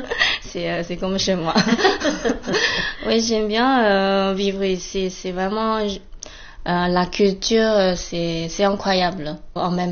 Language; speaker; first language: French; non-native, fluent; Chinese